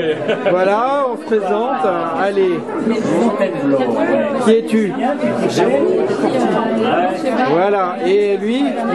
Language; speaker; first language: French; native; French